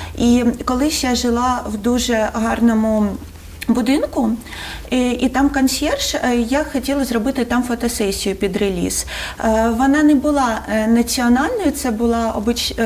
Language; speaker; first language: Ukrainian; non-native, local second language; Russian